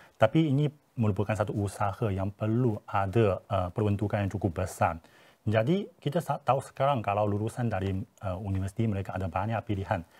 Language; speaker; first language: Malay; non-native, fluent; Chinese